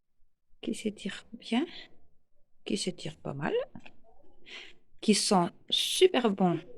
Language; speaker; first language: French; native; French